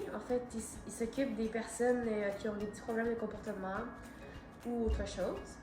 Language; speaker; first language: French; native; French